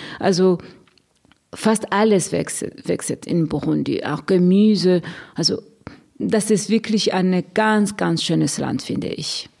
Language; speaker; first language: German; non-native, fluent; Rundi